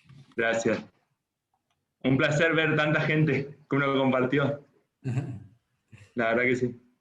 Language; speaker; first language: Spanish; native; Spanish